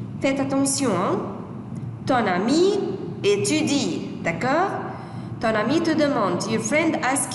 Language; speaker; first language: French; non-native, fluent; Arabic